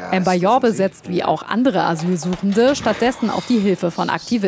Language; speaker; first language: German; native; German